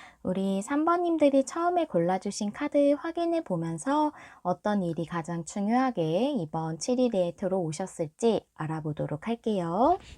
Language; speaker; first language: Korean; native; Korean